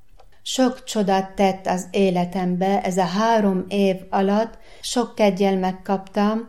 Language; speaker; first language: Hungarian; non-native, learner; Arabic